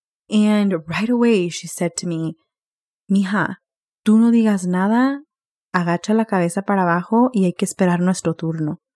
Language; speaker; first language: Spanish; early bilingual, heritage; Spanish